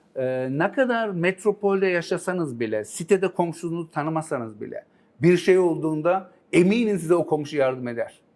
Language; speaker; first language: Turkish; early bilingual, heritage; Turkish